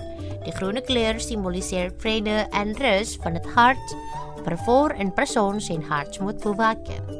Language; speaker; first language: Dutch; non-native, fluent; Indonesian